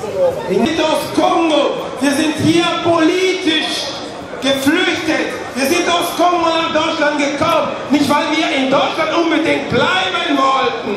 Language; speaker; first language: German; non-native, fluent; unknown